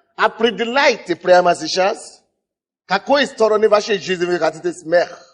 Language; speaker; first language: Russian; non-native, fluent; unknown